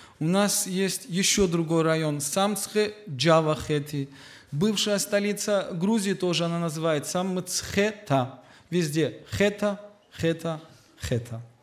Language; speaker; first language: Russian; native; Russian